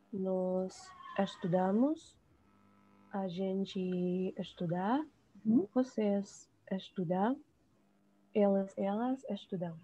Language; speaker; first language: Portuguese; non-native, learner; Indonesian